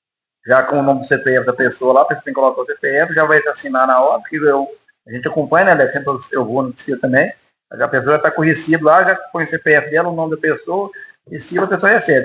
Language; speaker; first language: Portuguese; native; Portuguese